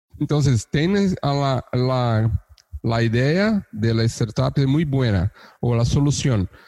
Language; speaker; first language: Portuguese; native; Portuguese